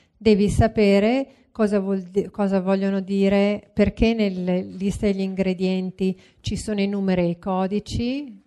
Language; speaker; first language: Italian; native; Italian